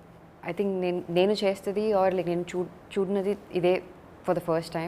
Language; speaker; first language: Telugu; non-native, learner; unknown